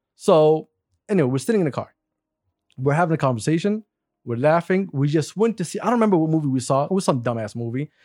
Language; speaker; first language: English; non-native, fluent; Arabic